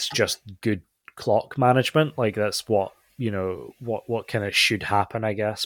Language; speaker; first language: English; native; English